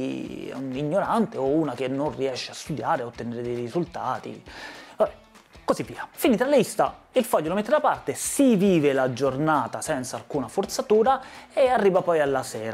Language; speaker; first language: Italian; native; Italian